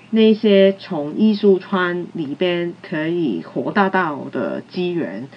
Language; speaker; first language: Chinese; non-native, local second language; Cantonese